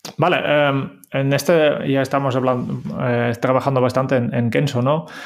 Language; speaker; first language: Spanish; non-native, fluent; Dutch